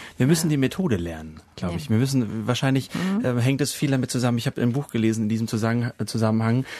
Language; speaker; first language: German; native; German